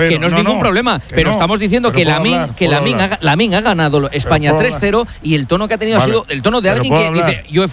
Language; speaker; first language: Spanish; native; Spanish